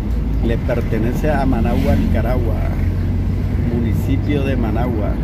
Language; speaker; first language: Spanish; native; Spanish